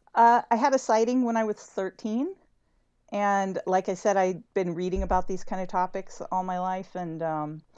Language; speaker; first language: English; native; English